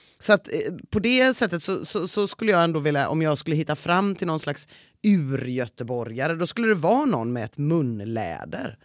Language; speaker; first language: Swedish; native; Swedish